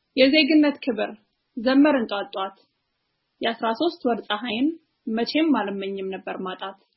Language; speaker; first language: Amharic; early bilingual, heritage; Amharic